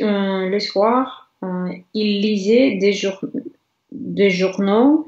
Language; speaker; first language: French; non-native, learner; Russian